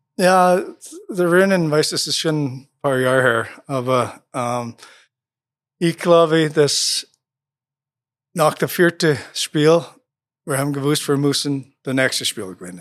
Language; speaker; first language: German; non-native, learner; English